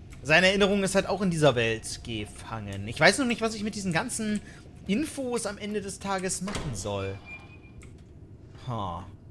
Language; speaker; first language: German; native; German